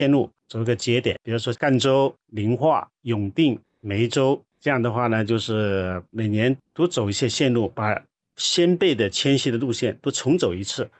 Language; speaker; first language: Chinese; non-native, local second language; Hakka Chinese